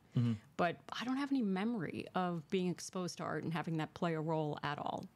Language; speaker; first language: English; native; English